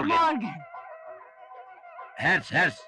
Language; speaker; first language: German; non-native, learner; Turkish